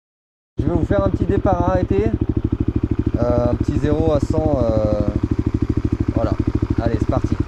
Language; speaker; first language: French; native; French